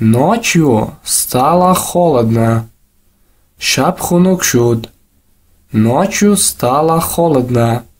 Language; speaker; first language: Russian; non-native, local second language; Tajik